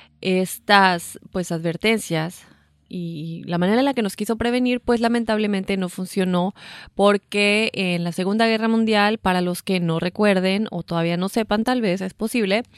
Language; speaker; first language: Spanish; native; Spanish